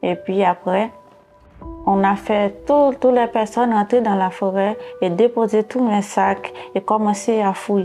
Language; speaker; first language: French; non-native, learner; Haitian Creole